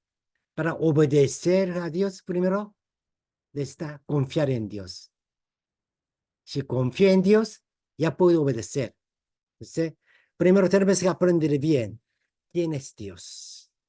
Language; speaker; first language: Spanish; non-native, fluent; Korean